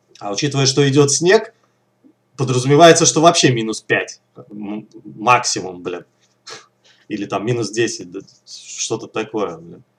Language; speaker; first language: Russian; native; Russian